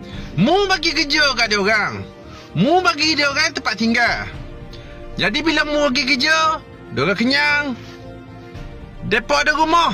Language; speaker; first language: Malay; native; Malay